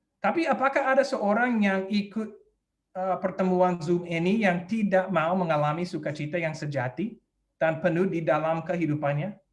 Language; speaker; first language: Indonesian; non-native, fluent; English